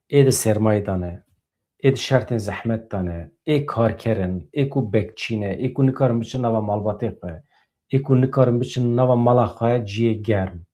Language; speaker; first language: Kurdish; native; Kurdish